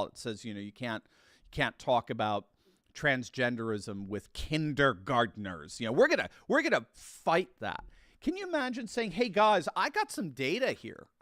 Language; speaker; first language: English; native; English